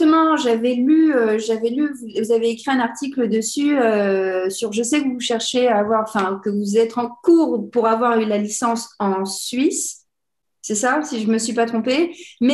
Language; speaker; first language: French; native; French